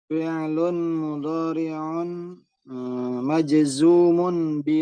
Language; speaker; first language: Arabic; non-native, learner; Indonesian